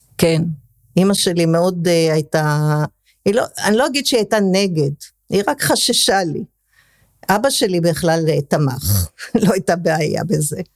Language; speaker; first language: Hebrew; early bilingual, other home language; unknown